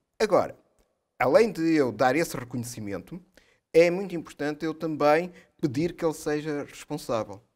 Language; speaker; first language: Portuguese; native; Portuguese